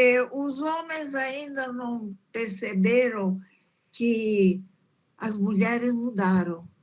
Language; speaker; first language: Portuguese; early bilingual, other home language; Italian